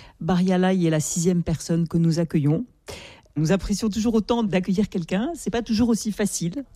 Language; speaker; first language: French; native; French